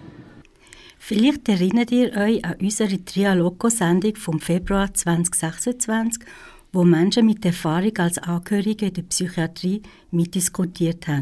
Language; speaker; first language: German; native; German